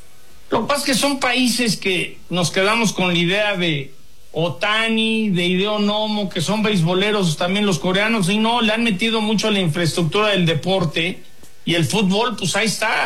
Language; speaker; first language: Spanish; native; Spanish